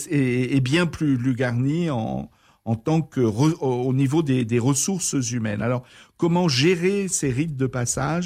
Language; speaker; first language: French; native; French